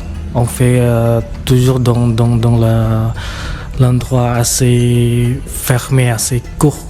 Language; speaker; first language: French; non-native, fluent; Indonesian